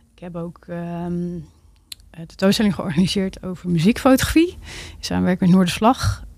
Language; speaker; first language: Dutch; native; Dutch